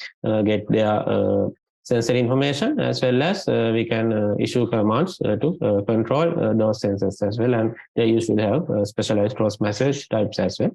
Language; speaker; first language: English; non-native, local second language; Sinhala